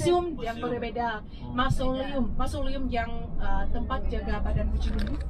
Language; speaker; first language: Indonesian; non-native, fluent; Vietnamese